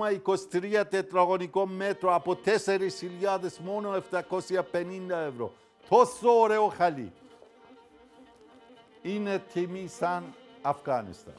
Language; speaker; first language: Greek; non-native, learner; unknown